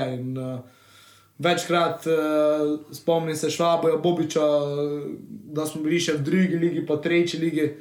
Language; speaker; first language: Slovenian; native; Slovenian